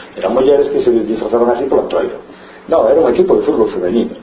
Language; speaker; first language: Spanish; non-native, local second language; Galician